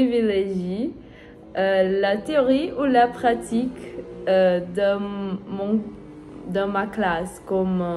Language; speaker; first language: French; non-native, learner; Portuguese